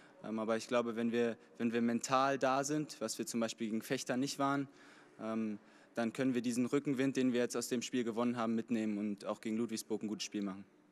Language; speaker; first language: German; native; German